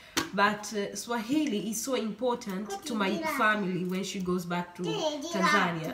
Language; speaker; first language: English; non-native, fluent; Swahili